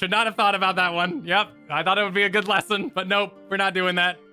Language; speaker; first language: English; native; English